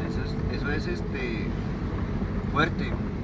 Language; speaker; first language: Spanish; native; Spanish